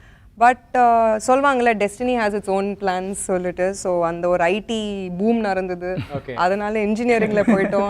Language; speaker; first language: Tamil; non-native, local second language; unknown